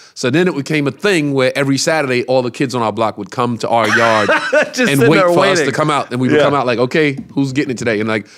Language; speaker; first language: English; native; English